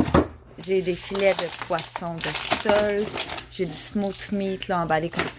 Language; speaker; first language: French; native; French